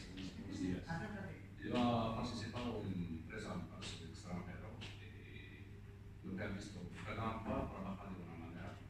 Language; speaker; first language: Spanish; non-native, fluent; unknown